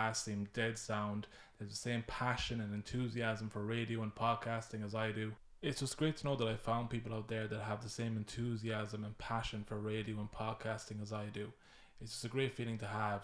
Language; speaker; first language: English; native; English